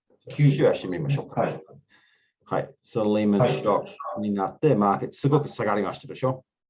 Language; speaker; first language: Japanese; non-native, learner; English